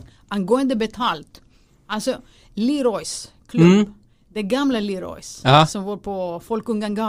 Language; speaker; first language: Swedish; non-native, fluent; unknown